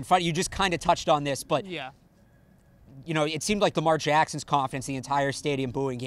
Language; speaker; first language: English; native; English